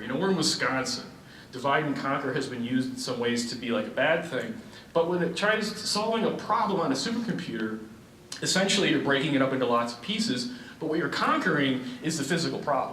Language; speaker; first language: English; native; English